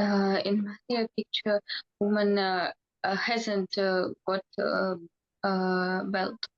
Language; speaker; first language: English; non-native, learner; Russian